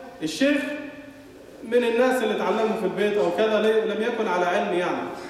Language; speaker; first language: Arabic; native; Arabic